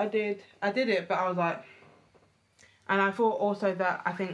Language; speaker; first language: English; native; English